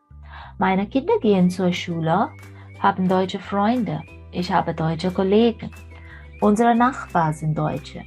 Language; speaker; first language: German; non-native, fluent; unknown